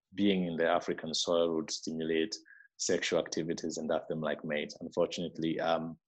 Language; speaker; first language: English; non-native, local second language; Meru